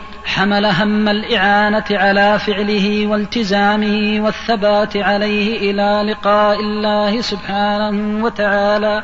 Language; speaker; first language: Arabic; native; Arabic